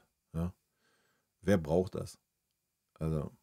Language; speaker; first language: German; native; German